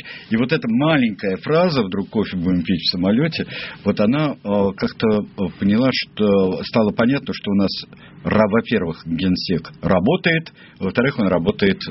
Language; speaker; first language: Russian; native; Russian